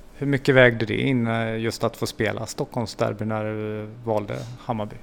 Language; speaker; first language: Swedish; native; Swedish